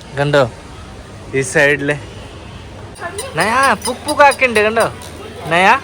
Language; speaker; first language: Malayalam; non-native, learner; Bangla